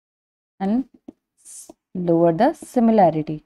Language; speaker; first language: English; non-native, local second language; Hindi